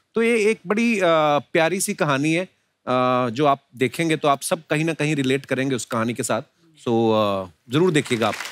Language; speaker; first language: Hindi; native; Hindi